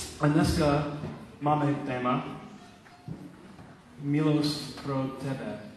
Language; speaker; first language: Czech; non-native, learner; Polish